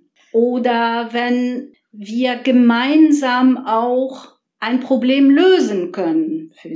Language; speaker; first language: German; non-native, fluent; Arabic